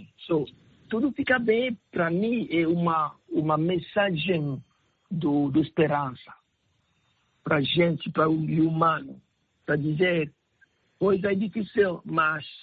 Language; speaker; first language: Portuguese; non-native, learner; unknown